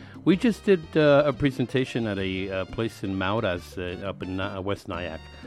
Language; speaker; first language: English; early bilingual, other home language; Spanish